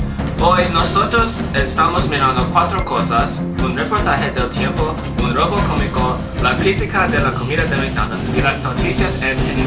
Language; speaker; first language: Spanish; non-native, learner; English